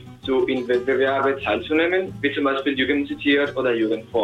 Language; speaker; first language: German; non-native, fluent; Spanish